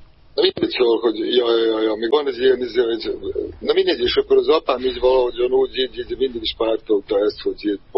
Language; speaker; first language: Hungarian; non-native, fluent; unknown